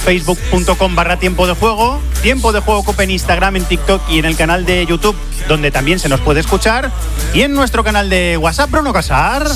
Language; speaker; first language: Spanish; native; Spanish